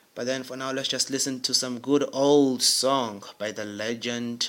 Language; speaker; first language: English; non-native, local second language; Zulu